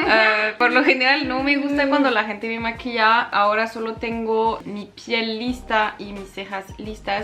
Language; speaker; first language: Spanish; non-native, fluent; French